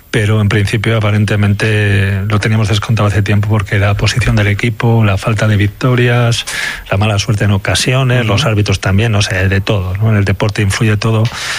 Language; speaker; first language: Spanish; native; Spanish